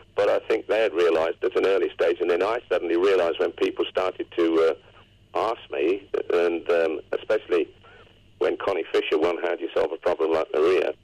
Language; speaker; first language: English; native; English